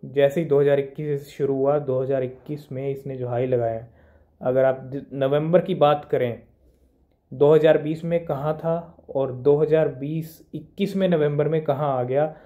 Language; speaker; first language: Hindi; native; Hindi